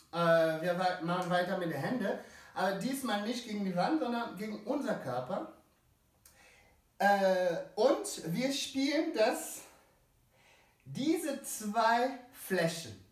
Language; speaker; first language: German; non-native, fluent; French